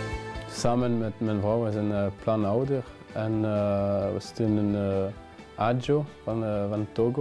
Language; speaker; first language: Dutch; non-native, local second language; French